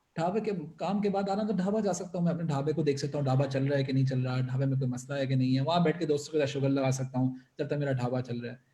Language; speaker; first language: Urdu; native; Urdu